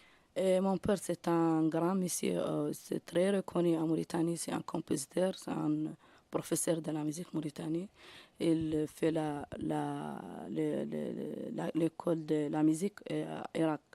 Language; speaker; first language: French; non-native, learner; Arabic